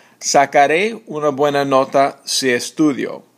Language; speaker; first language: Spanish; non-native, fluent; English